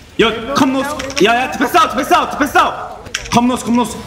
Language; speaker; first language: English; non-native, learner; Korean